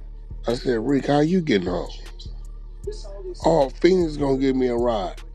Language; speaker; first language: English; native; English